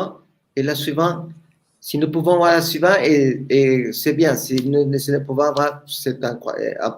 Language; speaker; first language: French; non-native, learner; Spanish